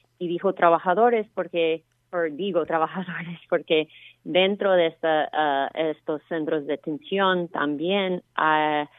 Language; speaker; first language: Spanish; non-native, fluent; English